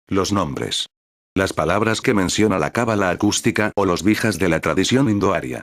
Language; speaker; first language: Spanish; native; Spanish